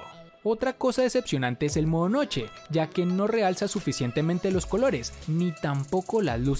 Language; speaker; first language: Spanish; native; Spanish